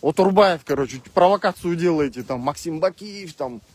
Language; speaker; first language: Russian; non-native, local second language; Kyrgyz